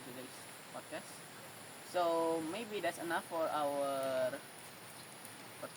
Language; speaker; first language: English; non-native, learner; Indonesian